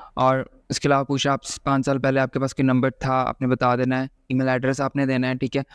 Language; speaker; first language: Urdu; native; Urdu